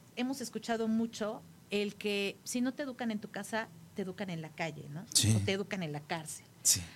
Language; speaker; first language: Spanish; native; Spanish